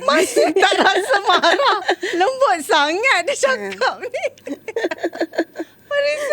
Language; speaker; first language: Malay; native; Malay